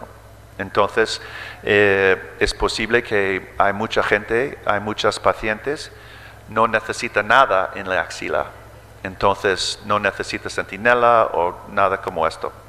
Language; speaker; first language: Spanish; early bilingual, heritage; English